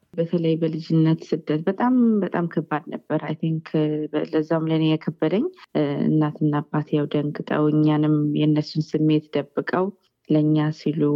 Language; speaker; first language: Amharic; early bilingual, heritage; Amharic